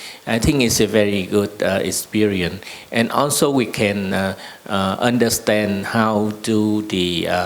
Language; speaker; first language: English; non-native, learner; Vietnamese